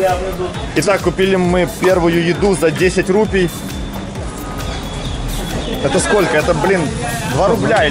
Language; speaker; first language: Russian; native; Russian